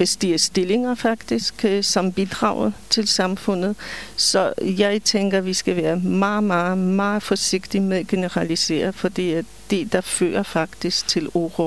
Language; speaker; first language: Danish; non-native, fluent; Polish